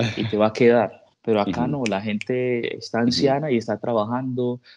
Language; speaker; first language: Spanish; native; Spanish